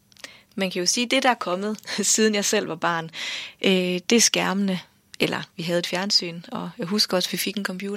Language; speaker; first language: Danish; native; Danish